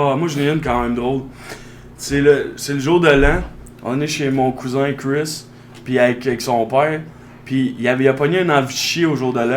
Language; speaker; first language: French; native; French